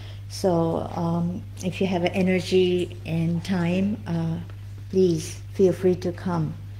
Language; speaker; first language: English; non-native, fluent; Japanese